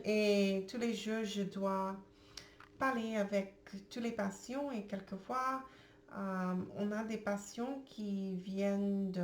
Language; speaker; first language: French; non-native, learner; English